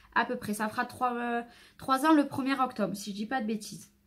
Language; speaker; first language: French; native; French